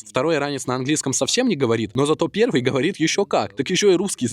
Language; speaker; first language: Russian; native; Russian